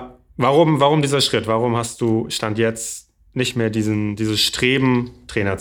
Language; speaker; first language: German; native; German